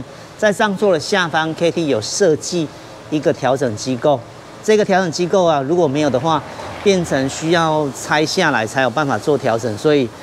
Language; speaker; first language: Chinese; native; Chinese